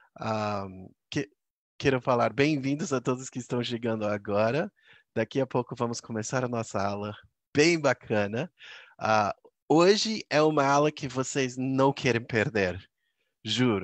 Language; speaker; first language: Portuguese; non-native, fluent; English